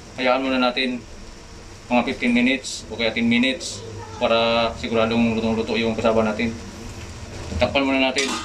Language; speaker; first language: Filipino; non-native, local second language; Hiligaynon